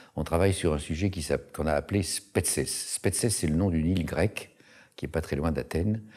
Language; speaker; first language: French; native; French